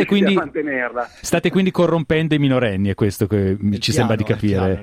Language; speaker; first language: Italian; native; Italian